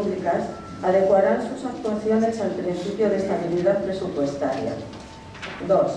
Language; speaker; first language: Spanish; native; Spanish